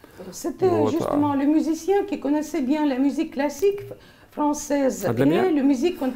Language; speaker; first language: French; non-native, fluent; Russian